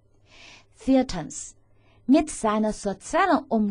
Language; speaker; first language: German; non-native, fluent; Chinese